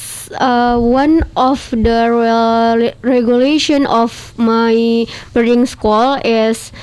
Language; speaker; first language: English; non-native, learner; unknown